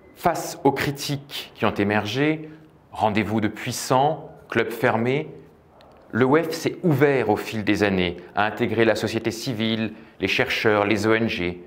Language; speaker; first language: French; native; French